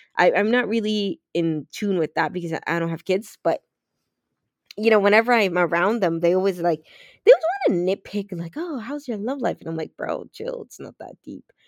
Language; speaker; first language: English; native; English